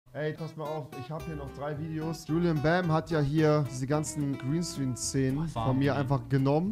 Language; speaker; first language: German; native; German